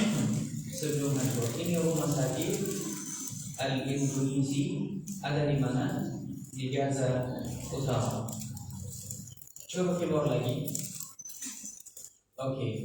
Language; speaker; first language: Indonesian; non-native, fluent; Arabic